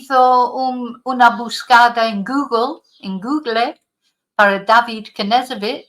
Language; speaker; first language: Spanish; non-native, fluent; English